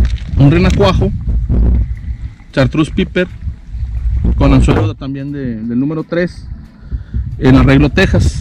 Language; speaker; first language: Spanish; native; Spanish